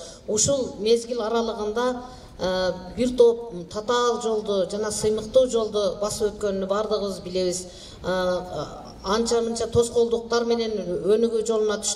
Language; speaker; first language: Kyrgyz; native; Kyrgyz